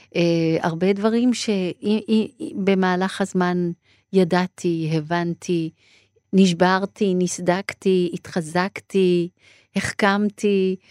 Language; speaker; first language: Hebrew; early bilingual, other home language; Persian